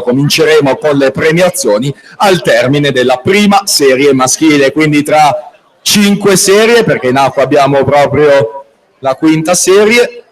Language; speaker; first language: Italian; native; Italian